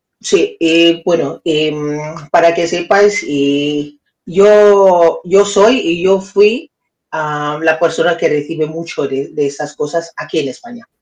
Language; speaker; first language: Spanish; non-native, fluent; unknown